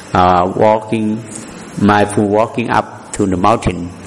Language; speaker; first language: English; non-native, learner; Thai